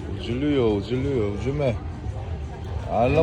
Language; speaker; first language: Turkish; non-native, learner; Korean